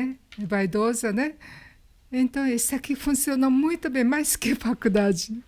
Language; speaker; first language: Portuguese; non-native, learner; Japanese